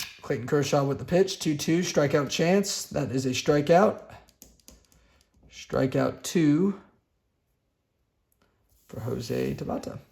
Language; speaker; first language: English; native; English